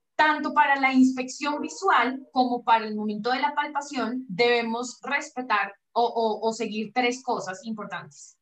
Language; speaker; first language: Spanish; native; Spanish